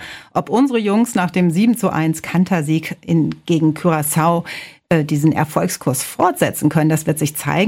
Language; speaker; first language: German; native; German